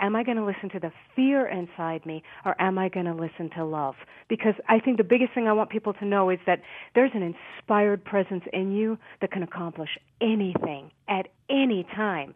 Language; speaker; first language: English; native; English